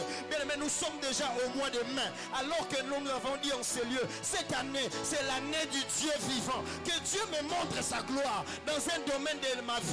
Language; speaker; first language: French; non-native, local second language; Lingala